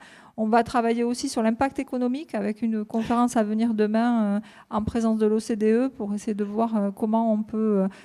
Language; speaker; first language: French; native; French